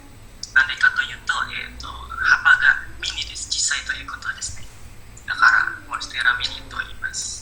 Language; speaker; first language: Japanese; non-native, learner; Indonesian